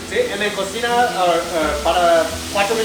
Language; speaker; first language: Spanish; non-native, learner; English